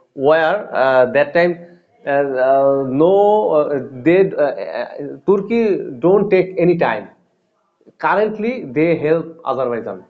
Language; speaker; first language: English; non-native, learner; Bangla